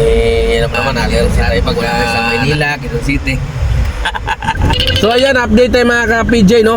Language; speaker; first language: Filipino; native; Filipino